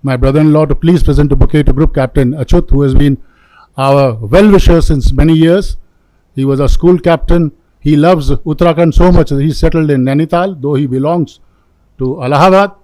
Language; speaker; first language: English; non-native, local second language; Hindi